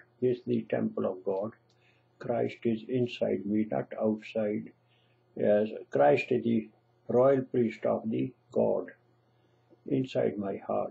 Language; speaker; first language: English; non-native, local second language; Punjabi